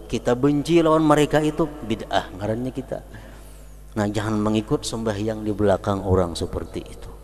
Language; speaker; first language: Indonesian; non-native, local second language; Banjar